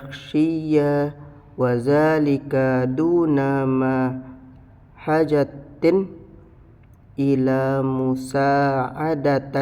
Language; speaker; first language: Arabic; non-native, learner; Indonesian